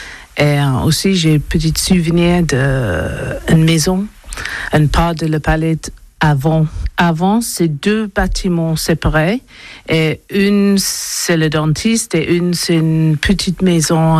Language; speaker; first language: French; non-native, learner; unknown